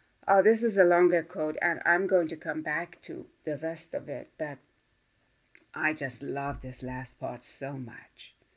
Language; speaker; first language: English; non-native, fluent; Persian